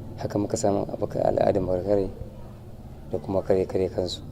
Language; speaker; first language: Hausa; non-native, local second language; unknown